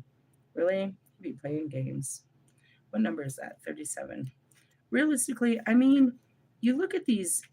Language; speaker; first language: English; native; English